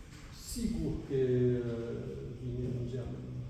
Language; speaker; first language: Romanian; non-native, fluent; French